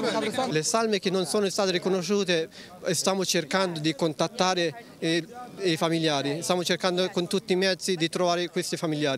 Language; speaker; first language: Italian; non-native, fluent; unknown